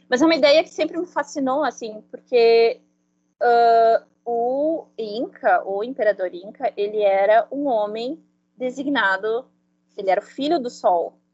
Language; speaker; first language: Portuguese; non-native, fluent; Spanish